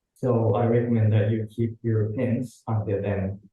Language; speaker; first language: English; non-native, learner; Japanese